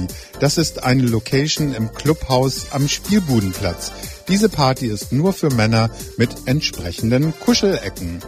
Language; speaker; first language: German; native; German